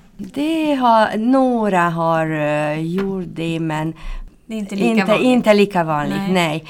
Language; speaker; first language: Swedish; non-native, fluent; Hungarian